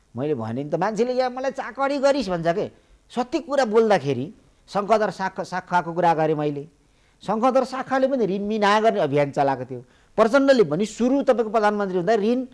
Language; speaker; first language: Nepali; native; Nepali